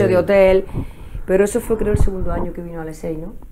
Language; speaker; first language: Spanish; native; Spanish